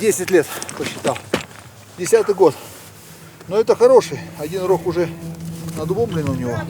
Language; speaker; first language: Russian; native; Russian